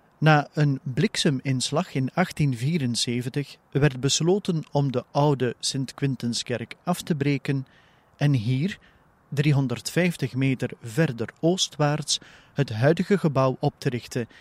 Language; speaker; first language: Dutch; native; Dutch